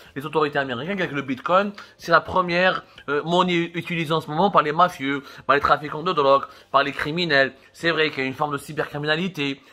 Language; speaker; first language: French; non-native, local second language; Arabic